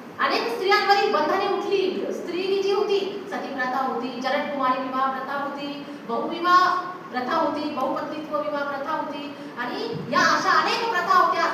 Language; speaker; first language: Marathi; non-native, local second language; Urdu